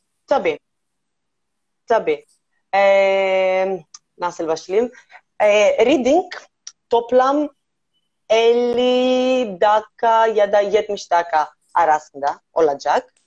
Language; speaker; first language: Turkish; non-native, learner; Greek